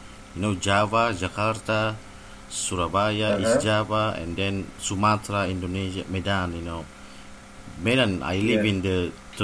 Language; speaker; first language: English; non-native, learner; Indonesian